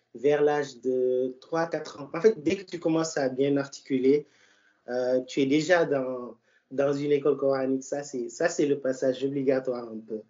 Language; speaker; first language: French; non-native, local second language; Wolof